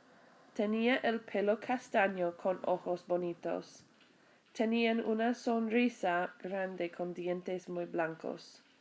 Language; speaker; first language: Spanish; non-native, fluent; English